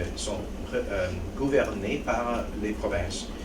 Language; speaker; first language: French; non-native, local second language; English